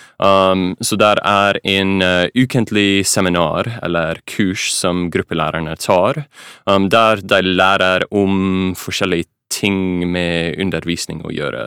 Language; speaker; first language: Norwegian; non-native, fluent; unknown